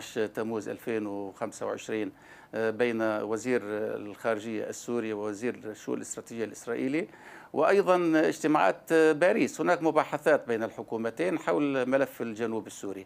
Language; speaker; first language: Arabic; native; Arabic